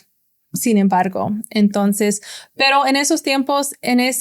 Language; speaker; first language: Spanish; non-native, fluent; English